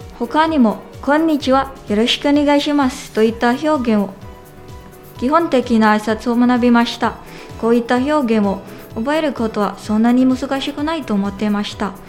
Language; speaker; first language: Japanese; non-native, learner; Filipino